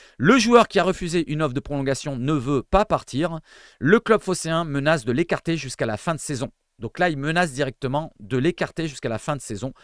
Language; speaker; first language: French; native; French